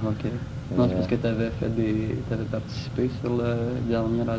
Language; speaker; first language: French; native; French